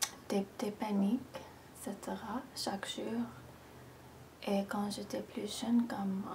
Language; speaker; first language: French; non-native, fluent; English